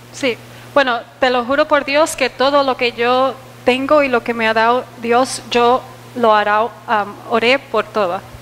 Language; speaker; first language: Spanish; early bilingual, heritage; Spanish